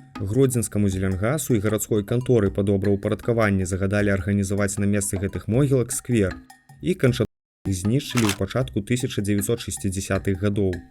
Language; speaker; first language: Belarusian; native; Belarusian